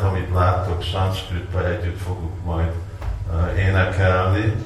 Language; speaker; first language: Hungarian; non-native, learner; Russian